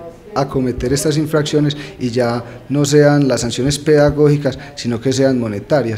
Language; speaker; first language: Spanish; native; Spanish